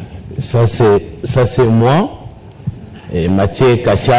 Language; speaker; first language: French; non-native, local second language; Kongo